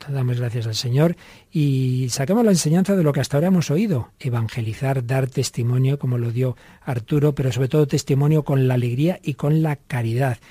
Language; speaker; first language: Spanish; native; Spanish